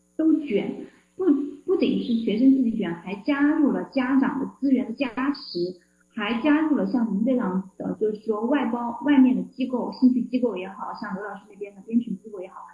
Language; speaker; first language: Chinese; native; Chinese